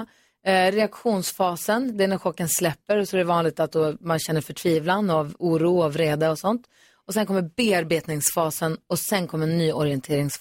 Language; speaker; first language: Swedish; native; Swedish